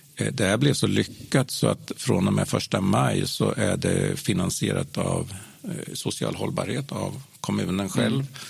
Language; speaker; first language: Swedish; native; Swedish